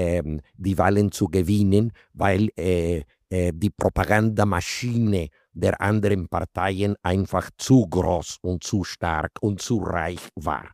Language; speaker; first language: German; non-native, fluent; Spanish